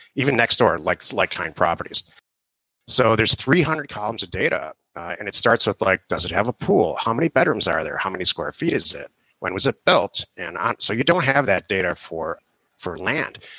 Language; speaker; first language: English; native; English